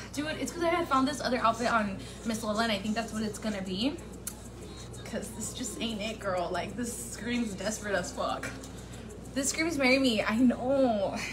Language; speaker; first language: English; early bilingual, other home language; Spanish